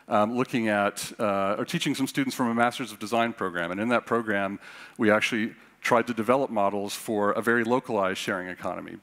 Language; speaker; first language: English; native; English